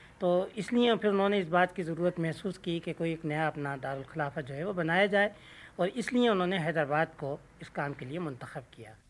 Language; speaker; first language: Urdu; non-native, local second language; Sindhi